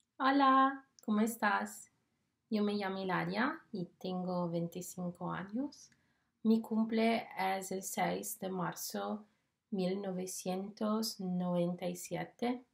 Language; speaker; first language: Spanish; non-native, learner; English